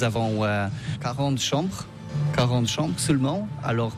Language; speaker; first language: French; non-native, learner; Polish